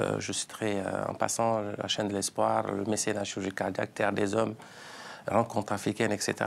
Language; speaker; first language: French; non-native, local second language; Fula